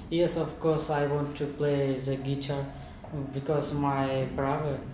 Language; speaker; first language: English; non-native, learner; Kazakh